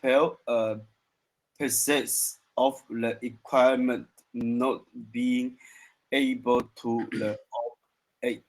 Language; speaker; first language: English; non-native, learner; Chinese